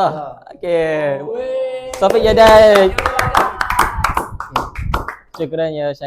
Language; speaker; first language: Arabic; non-native, learner; Malay